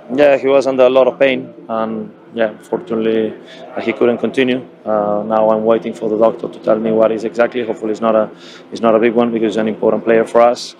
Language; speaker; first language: English; non-native, fluent; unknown